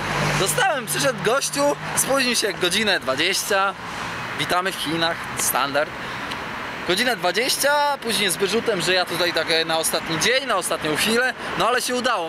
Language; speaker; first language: Polish; native; Polish